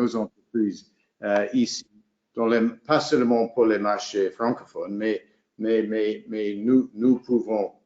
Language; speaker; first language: French; non-native, fluent; English